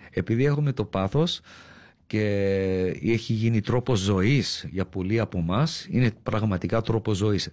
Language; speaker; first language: Greek; early bilingual, heritage; Greek